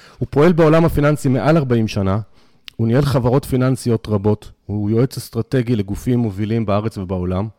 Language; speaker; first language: Hebrew; native; Hebrew